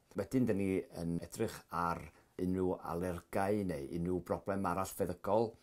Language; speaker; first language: Welsh; native; Welsh